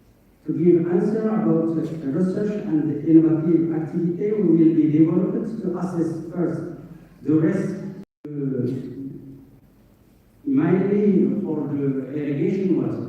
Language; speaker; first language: English; non-native, fluent; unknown